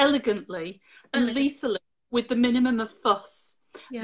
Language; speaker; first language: English; native; English